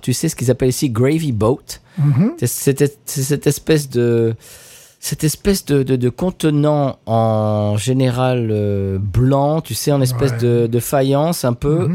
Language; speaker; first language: French; native; French